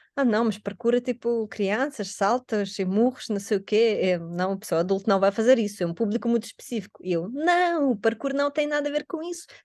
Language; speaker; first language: Portuguese; non-native, fluent; Russian